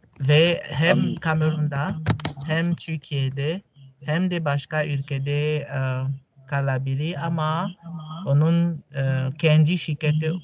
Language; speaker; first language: Turkish; non-native, fluent; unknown